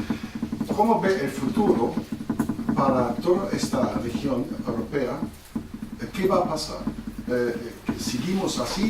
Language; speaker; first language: Spanish; non-native, fluent; German